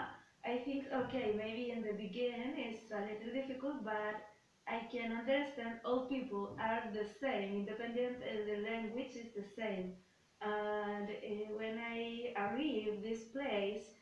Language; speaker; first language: English; non-native, learner; Spanish